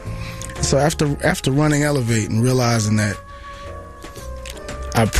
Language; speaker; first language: English; native; English